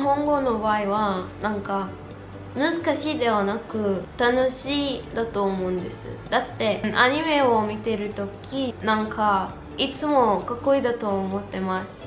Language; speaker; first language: Japanese; non-native, learner; Arabic